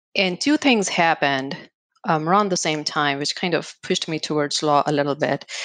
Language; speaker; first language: English; non-native, local second language; Hindi